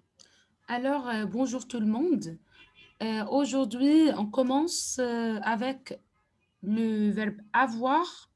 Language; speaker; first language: French; non-native, fluent; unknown